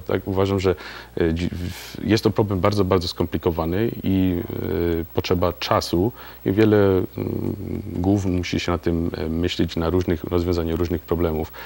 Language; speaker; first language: Polish; native; Polish